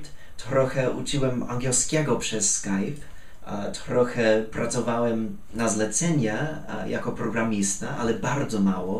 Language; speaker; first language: Polish; non-native, fluent; English